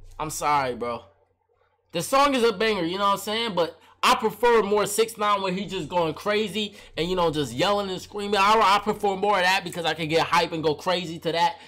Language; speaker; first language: English; native; English